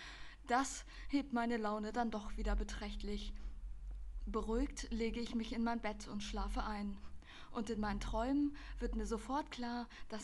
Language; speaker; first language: German; native; German